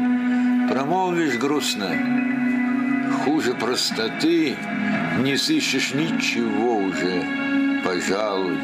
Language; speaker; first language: Russian; native; Russian